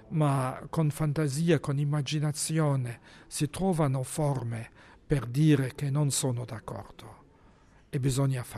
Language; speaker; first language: Italian; non-native, fluent; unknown